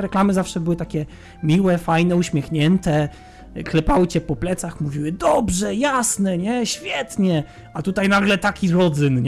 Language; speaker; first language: Polish; native; Polish